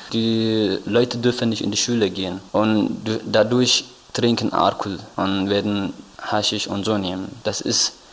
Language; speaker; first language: German; non-native, learner; Tigrinya